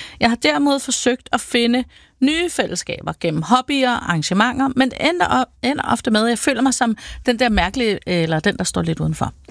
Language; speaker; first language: Danish; native; Danish